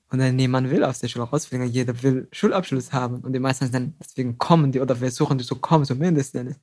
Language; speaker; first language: German; non-native, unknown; Somali